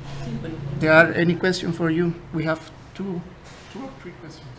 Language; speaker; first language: English; non-native, learner; Spanish